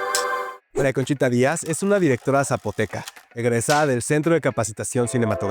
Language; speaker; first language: Spanish; native; Spanish